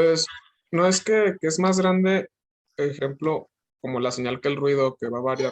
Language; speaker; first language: Spanish; native; Spanish